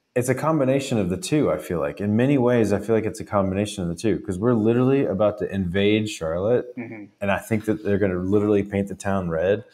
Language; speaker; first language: English; native; English